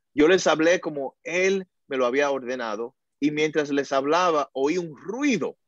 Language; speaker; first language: Spanish; early bilingual, heritage; Spanish